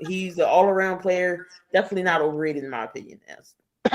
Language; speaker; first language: English; native; English